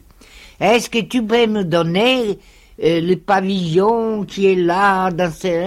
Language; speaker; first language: French; non-native, fluent; Italian